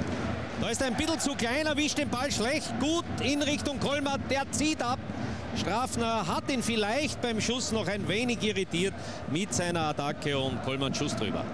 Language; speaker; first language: German; native; German